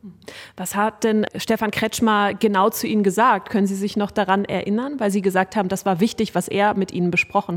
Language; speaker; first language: German; native; German